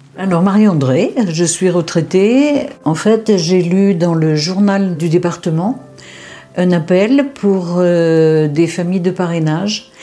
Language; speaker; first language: French; native; French